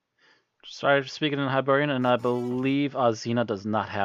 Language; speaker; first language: English; native; English